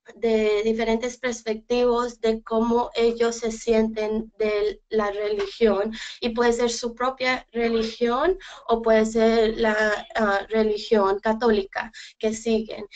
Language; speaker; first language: Spanish; early bilingual, heritage; Spanish